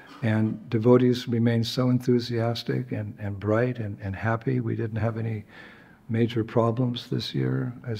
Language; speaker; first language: English; native; English